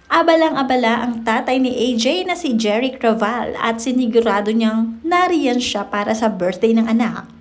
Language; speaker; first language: Filipino; native; Filipino